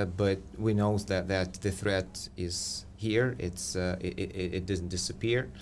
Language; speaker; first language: English; non-native, fluent; Ukrainian